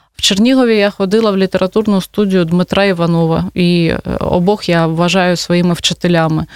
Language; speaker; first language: Ukrainian; non-native, local second language; Russian